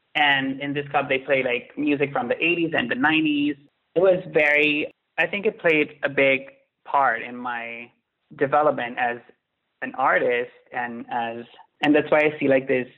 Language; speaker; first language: English; non-native, fluent; Italian